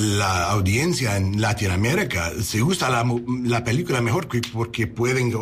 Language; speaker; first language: Spanish; non-native, learner; English